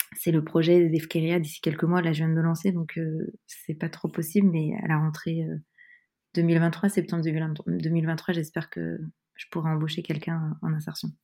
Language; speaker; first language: French; native; French